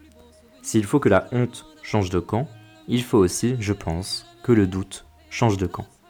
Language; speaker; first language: French; native; French